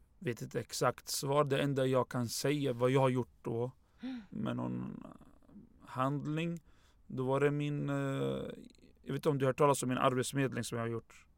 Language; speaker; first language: Swedish; early bilingual, other home language; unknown